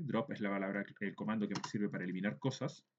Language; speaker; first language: Spanish; native; Spanish